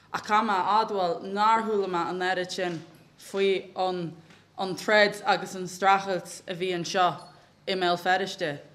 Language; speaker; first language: Irish; native; Irish